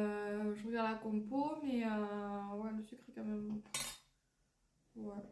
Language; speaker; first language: French; native; French